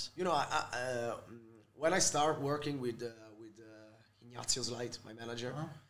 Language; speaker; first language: English; non-native, fluent; Italian